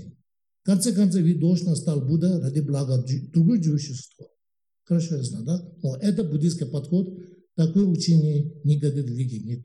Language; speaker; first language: Russian; non-native, learner; Tibetan